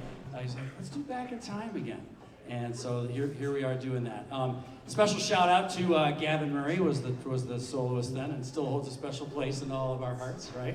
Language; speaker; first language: English; native; English